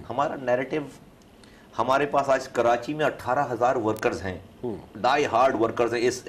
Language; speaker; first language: Urdu; native; Urdu